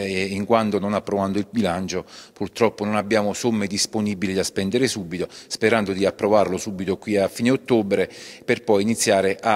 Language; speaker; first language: Italian; native; Italian